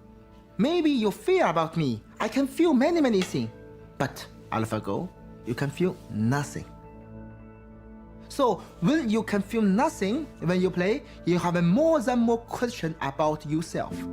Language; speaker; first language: English; non-native, learner; Chinese